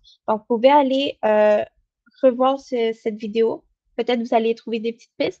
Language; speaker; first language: French; native; French